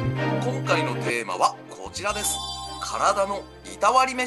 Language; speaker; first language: Japanese; native; Japanese